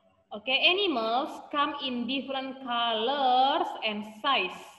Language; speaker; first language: English; non-native, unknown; Indonesian